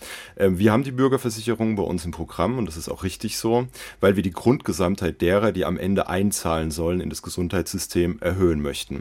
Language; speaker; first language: German; native; German